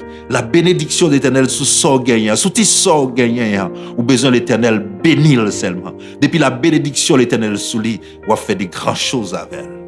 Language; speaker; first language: French; non-native, local second language; Haitian Creole